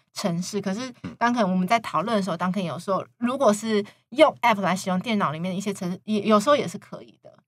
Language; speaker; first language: Chinese; native; Chinese